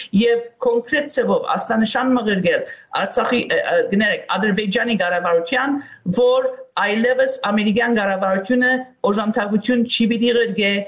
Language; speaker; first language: Armenian; early bilingual, heritage; Armenian